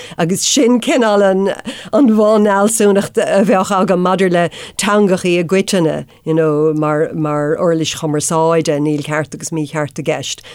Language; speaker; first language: Irish; non-native, local second language; English